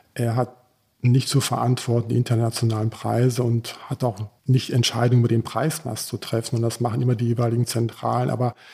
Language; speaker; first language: German; early bilingual, heritage; German